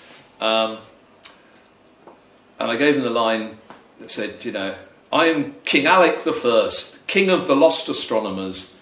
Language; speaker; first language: English; native; English